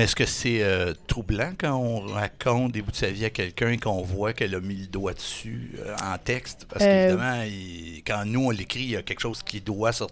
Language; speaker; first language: French; native; French